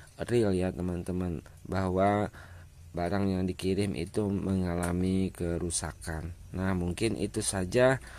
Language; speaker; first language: Indonesian; native; Indonesian